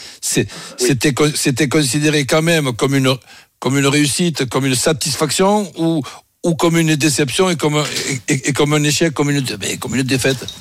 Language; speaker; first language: French; native; French